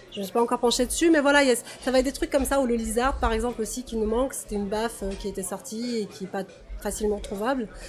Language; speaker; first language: French; non-native, fluent; Russian